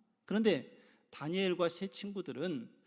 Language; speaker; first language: Korean; native; Korean